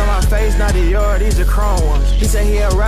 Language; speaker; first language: English; native; English